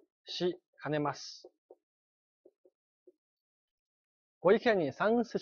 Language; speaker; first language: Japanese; non-native, fluent; Chinese